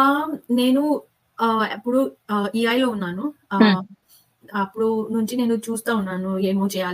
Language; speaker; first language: Telugu; non-native, local second language; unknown